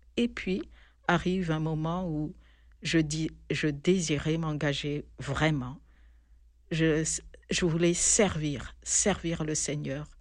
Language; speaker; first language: French; non-native, local second language; Malagasy